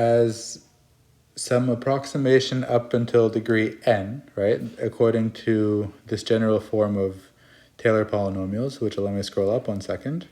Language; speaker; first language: English; native; English